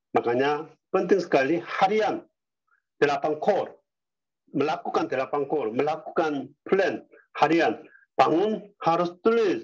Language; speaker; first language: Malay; non-native, learner; Korean